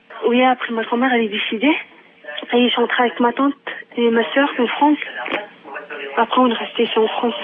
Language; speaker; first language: French; non-native, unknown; Arabic